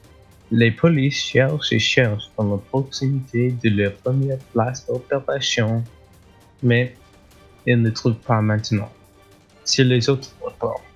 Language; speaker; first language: French; non-native, learner; English